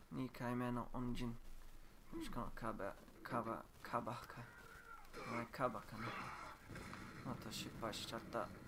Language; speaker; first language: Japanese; non-native, learner; English